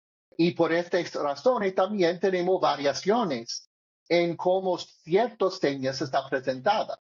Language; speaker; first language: Spanish; non-native, learner; English